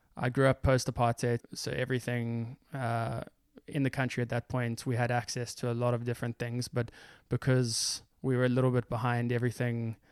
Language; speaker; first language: English; native; English